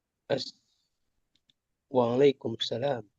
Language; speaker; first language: Arabic; non-native, learner; Indonesian